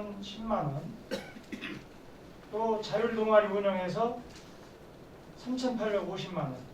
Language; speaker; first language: Korean; native; Korean